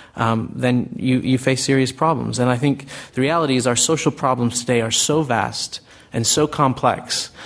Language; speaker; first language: English; native; English